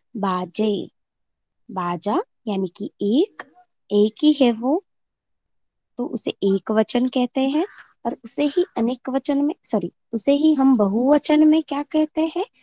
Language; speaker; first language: Hindi; non-native, local second language; Marathi